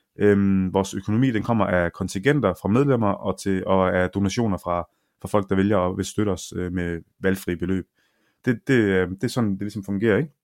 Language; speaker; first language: Danish; early bilingual, other home language; Arabic